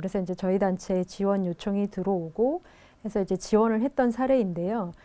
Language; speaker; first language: Korean; native; Korean